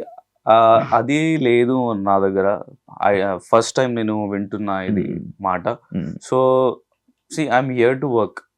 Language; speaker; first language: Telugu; non-native, local second language; Urdu